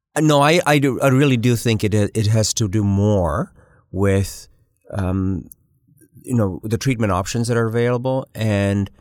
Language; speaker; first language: English; early bilingual, other home language; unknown